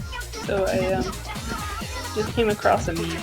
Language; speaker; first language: English; native; English